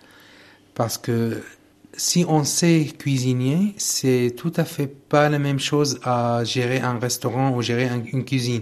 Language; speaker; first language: French; non-native, learner; Arabic